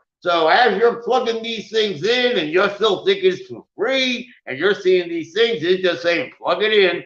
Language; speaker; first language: English; native; English